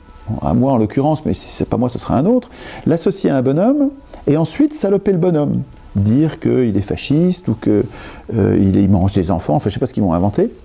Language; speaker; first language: French; native; French